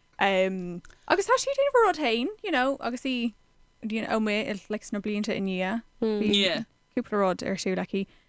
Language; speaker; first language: Irish; non-native, local second language; English